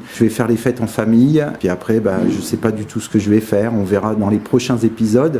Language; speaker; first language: French; native; French